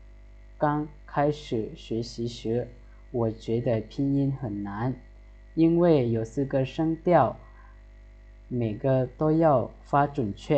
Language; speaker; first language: Chinese; non-native, fluent; Lao